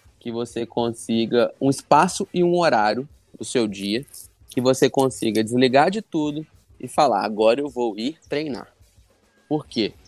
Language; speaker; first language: Portuguese; native; Portuguese